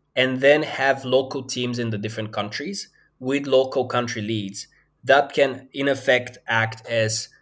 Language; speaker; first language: English; non-native, fluent; Bulgarian